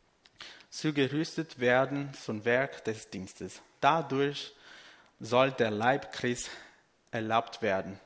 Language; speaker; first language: German; non-native, fluent; Portuguese